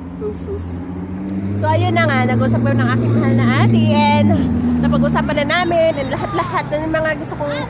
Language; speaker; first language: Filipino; non-native, local second language; Cebuano